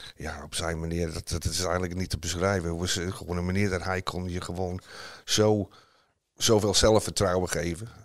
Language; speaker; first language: Dutch; non-native, fluent; English